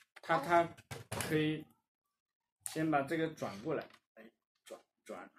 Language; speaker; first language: Chinese; native; Chinese